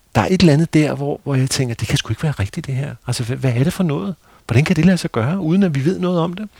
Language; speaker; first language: Danish; native; Danish